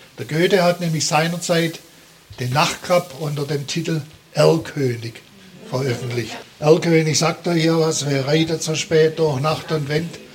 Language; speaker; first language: German; native; German